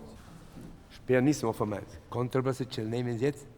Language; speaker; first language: German; non-native, fluent; Latvian